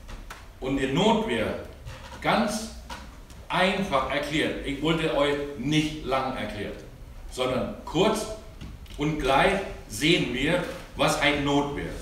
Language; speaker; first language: German; non-native, learner; Thai